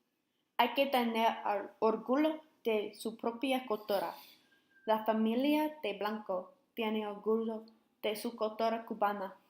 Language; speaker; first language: Spanish; non-native, learner; English